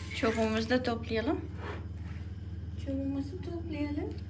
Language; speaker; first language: Turkish; non-native, fluent; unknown